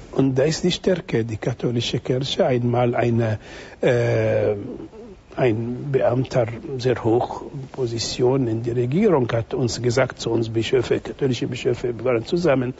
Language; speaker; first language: German; non-native, fluent; Arabic